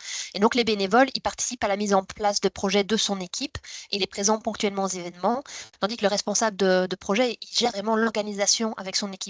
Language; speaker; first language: French; native; French